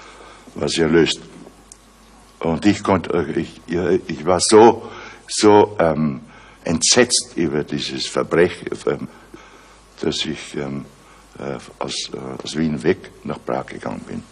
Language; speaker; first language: German; native; German